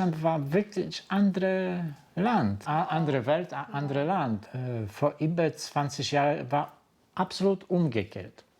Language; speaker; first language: German; non-native, learner; Polish